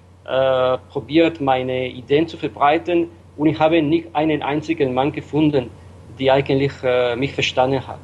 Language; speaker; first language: German; non-native, fluent; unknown